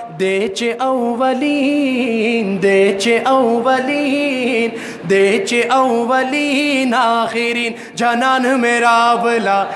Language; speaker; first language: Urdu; non-native, local second language; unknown